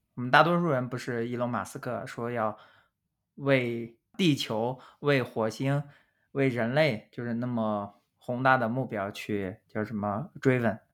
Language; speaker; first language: Chinese; native; Chinese